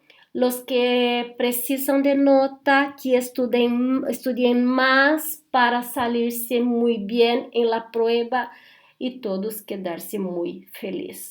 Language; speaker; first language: Spanish; non-native, fluent; Portuguese